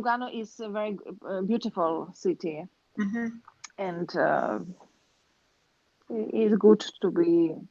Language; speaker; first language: English; non-native, learner; Russian